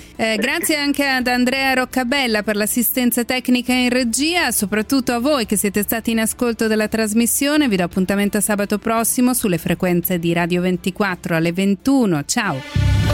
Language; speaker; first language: Italian; native; Italian